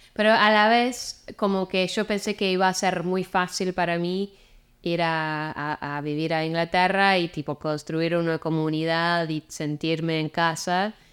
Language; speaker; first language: Spanish; non-native, fluent; English